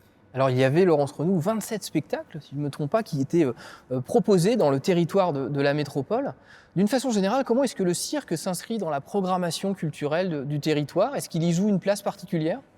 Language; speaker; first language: French; native; French